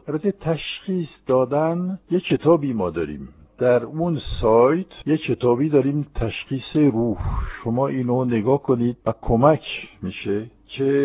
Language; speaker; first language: Persian; non-native, fluent; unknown